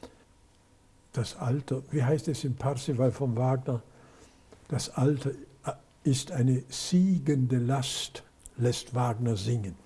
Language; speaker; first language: German; native; German